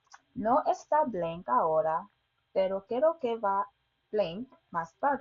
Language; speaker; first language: Spanish; non-native, learner; English